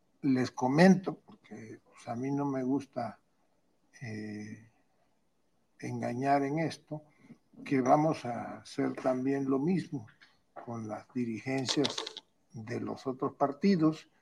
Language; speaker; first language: Spanish; native; Spanish